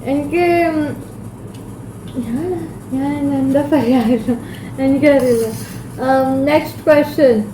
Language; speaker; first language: Malayalam; early bilingual, heritage; Malayalam